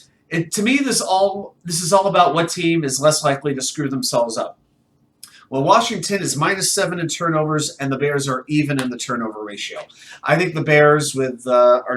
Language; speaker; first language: English; native; English